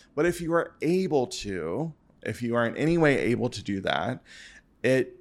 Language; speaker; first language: English; native; English